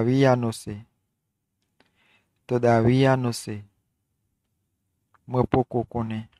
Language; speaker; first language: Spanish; non-native, learner; Haitian Creole